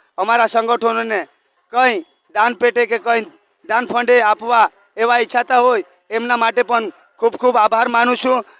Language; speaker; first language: Gujarati; non-native, local second language; Kukna